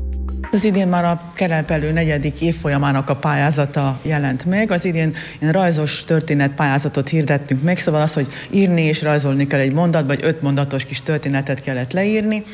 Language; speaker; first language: Hungarian; native; Hungarian